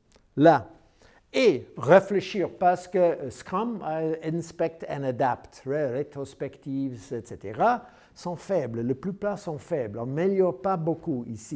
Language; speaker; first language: French; non-native, learner; English